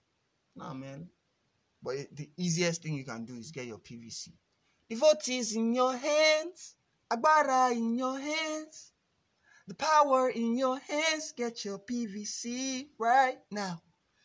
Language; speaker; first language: English; non-native, local second language; Yoruba